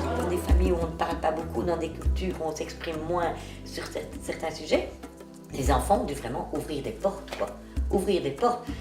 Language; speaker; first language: French; native; French